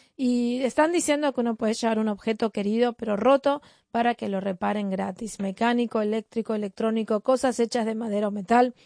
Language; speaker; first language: Spanish; native; Spanish